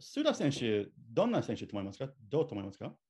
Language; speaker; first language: Japanese; non-native, learner; English